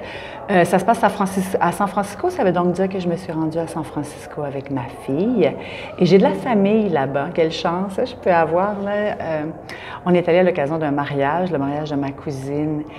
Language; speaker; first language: French; native; French